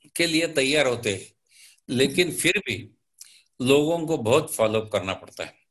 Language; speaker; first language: Hindi; non-native, local second language; Marathi